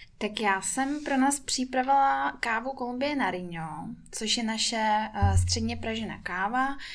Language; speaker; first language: Czech; non-native, fluent; Russian